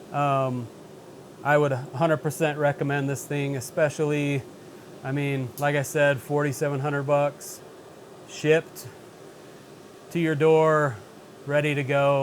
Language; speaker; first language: English; native; English